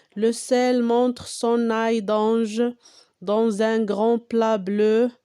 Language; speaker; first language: French; non-native, local second language; Arabic